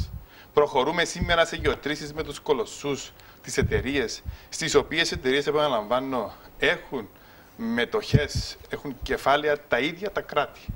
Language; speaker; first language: Greek; native; Greek